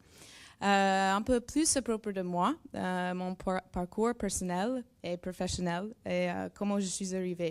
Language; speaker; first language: French; non-native, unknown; English